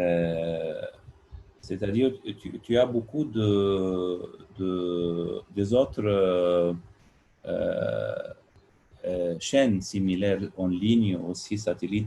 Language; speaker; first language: French; non-native, learner; Arabic